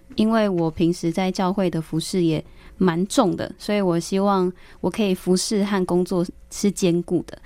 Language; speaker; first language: Chinese; native; Chinese